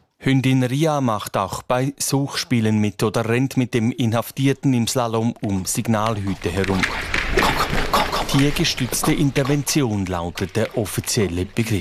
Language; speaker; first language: German; native; German